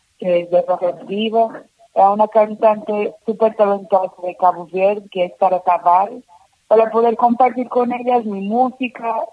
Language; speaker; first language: Spanish; non-native, fluent; Portuguese